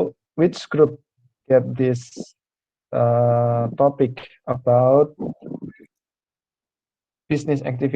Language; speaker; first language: English; non-native, fluent; Indonesian